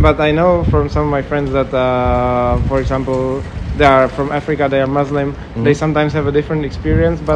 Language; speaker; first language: English; non-native, fluent; Czech